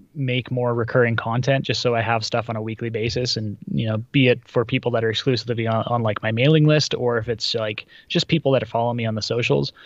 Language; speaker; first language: English; early bilingual, other home language; Russian